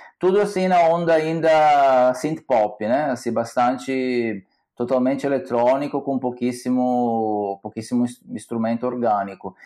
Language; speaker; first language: Portuguese; non-native, fluent; Italian